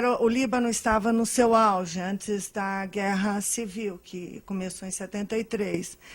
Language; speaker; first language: Portuguese; early bilingual, other home language; Arabic